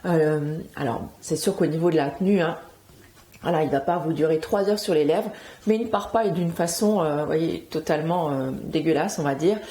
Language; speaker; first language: French; native; French